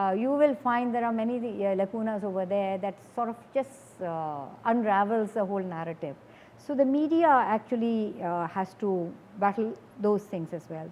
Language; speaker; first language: English; non-native, local second language; Urdu